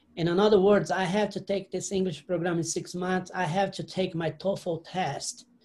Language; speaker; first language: English; non-native, learner; Portuguese